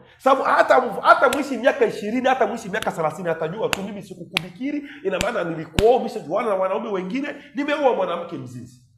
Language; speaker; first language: Swahili; native; Swahili